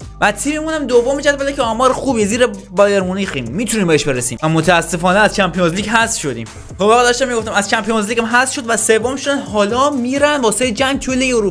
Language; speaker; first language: Persian; native; Persian